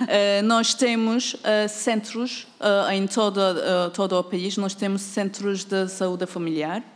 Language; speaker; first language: Portuguese; non-native, fluent; Turkish